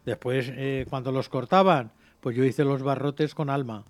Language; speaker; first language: Spanish; non-native, local second language; Catalan